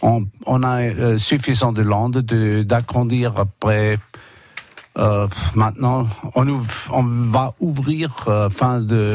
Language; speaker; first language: French; non-native, fluent; German